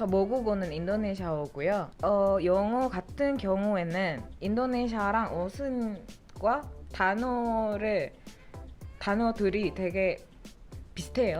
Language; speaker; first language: Korean; non-native, fluent; Indonesian